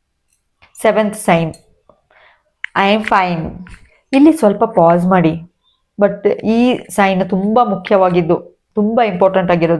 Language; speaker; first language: Kannada; native; Kannada